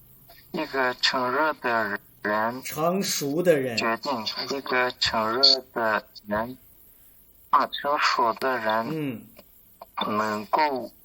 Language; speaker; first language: Chinese; non-native, learner; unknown